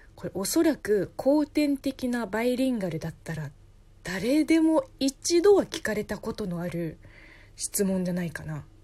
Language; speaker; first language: Japanese; non-native, fluent; Chinese